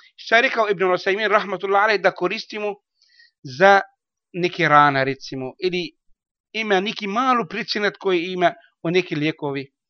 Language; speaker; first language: Bosnian; non-native, learner; Arabic